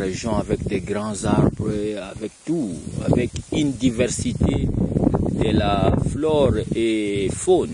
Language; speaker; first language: French; non-native, local second language; Kongo